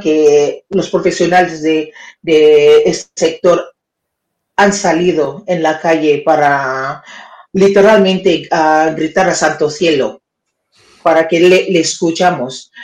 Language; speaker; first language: Spanish; non-native, fluent; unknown